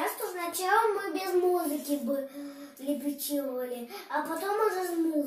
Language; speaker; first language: Russian; early bilingual, other home language; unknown